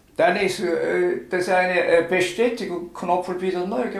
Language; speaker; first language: German; non-native, learner; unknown